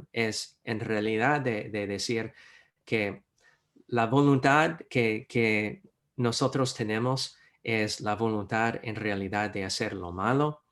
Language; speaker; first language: Spanish; non-native, fluent; English